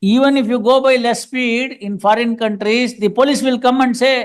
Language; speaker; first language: English; non-native, local second language; Kannada